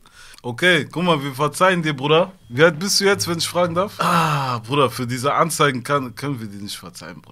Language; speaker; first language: German; early bilingual, other home language; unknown